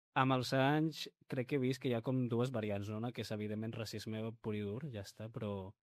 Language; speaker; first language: Catalan; early bilingual, other home language; Spanish